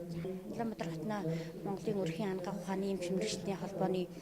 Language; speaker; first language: Mongolian; native; Mongolian